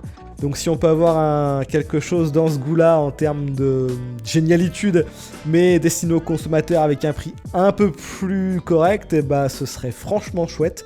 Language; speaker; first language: French; native; French